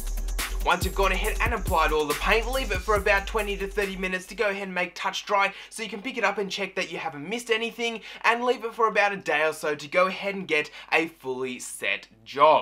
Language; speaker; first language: English; native; English